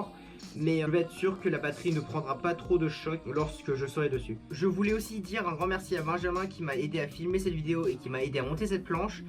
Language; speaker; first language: French; native; French